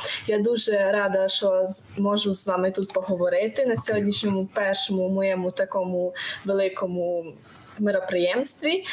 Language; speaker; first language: Ukrainian; non-native, local second language; Hungarian